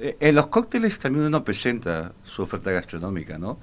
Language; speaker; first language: Spanish; native; Spanish